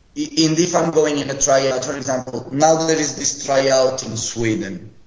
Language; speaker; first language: English; non-native, fluent; Portuguese